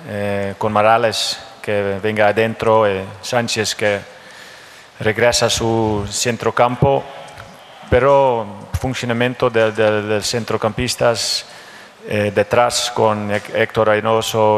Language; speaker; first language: Spanish; non-native, learner; Dutch